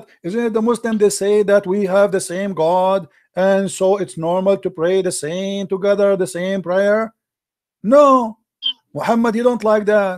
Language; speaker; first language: English; non-native, fluent; Arabic